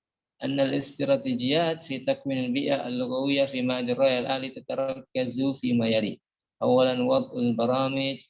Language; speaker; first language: Arabic; non-native, fluent; Indonesian